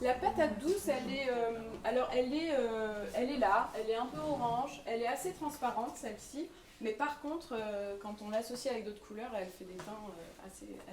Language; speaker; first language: French; native; French